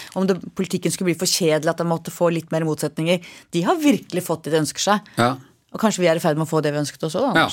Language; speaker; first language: Norwegian; native; Norwegian